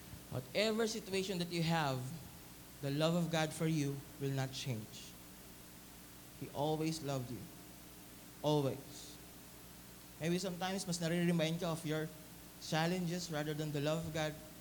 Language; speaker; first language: English; non-native, local second language; Filipino